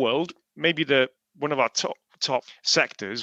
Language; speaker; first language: English; native; English